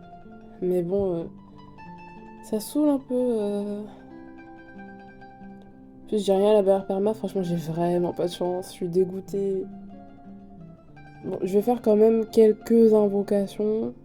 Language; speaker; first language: French; native; French